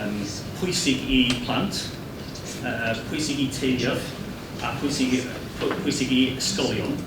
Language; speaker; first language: Welsh; non-native, learner; English